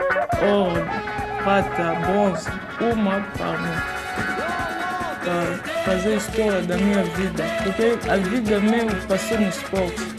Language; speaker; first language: Portuguese; non-native, learner; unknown